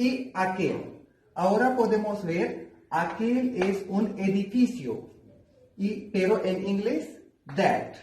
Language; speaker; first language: Spanish; non-native, learner; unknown